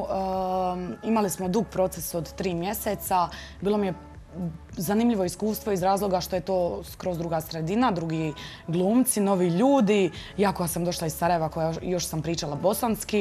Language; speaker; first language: Croatian; native; Croatian